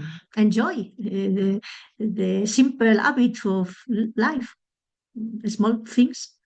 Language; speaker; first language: English; non-native, learner; Spanish